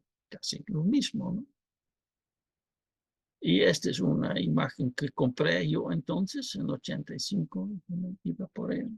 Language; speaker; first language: Spanish; non-native, fluent; Dutch